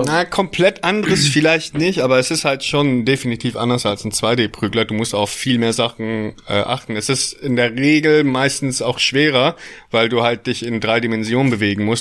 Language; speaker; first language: German; native; German